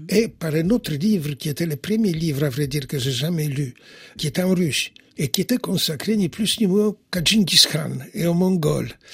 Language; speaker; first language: French; non-native, fluent; Polish